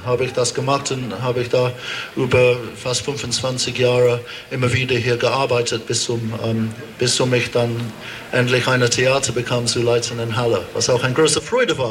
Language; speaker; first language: German; non-native, fluent; English